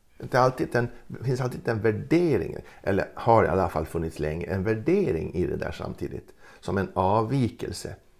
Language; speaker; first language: Swedish; native; Swedish